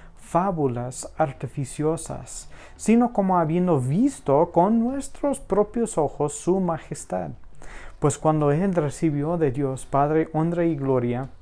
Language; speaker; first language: Spanish; non-native, fluent; English